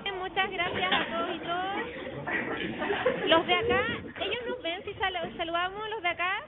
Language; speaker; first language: Spanish; native; Spanish